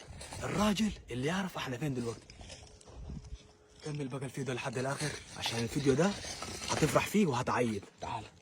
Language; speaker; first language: Arabic; native; Arabic